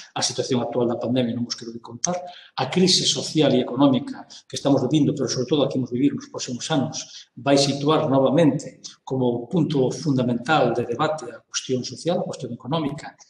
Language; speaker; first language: Galician; non-native, local second language; Spanish